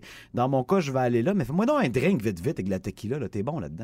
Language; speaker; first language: French; native; French